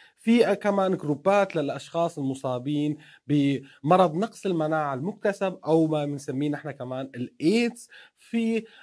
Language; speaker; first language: Arabic; native; Arabic